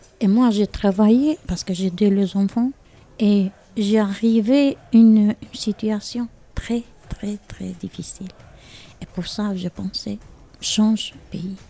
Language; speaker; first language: French; non-native, learner; Albanian